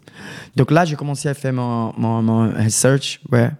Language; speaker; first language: French; non-native, learner; Portuguese